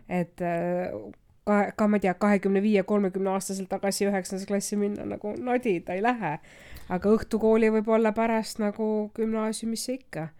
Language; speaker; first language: Estonian; non-native, local second language; Russian